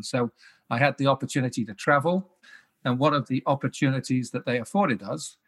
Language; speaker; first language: English; native; English